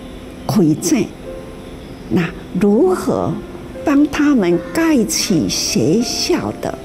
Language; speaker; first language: Chinese; native; Chinese